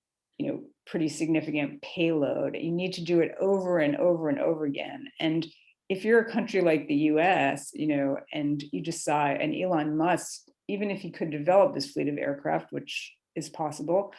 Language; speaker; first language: English; native; English